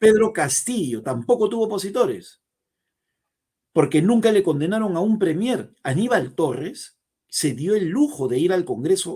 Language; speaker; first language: Spanish; native; Spanish